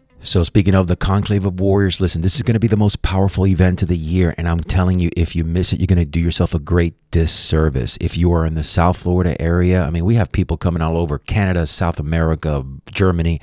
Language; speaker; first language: English; native; English